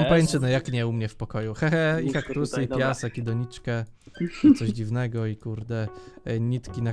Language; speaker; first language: Polish; native; Polish